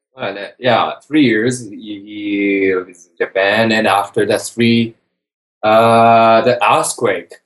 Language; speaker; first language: English; non-native, learner; Japanese